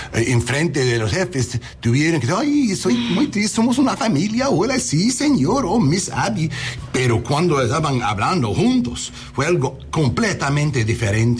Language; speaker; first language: Spanish; early bilingual, heritage; Spanish